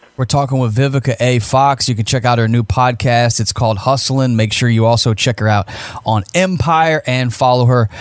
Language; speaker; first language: English; native; English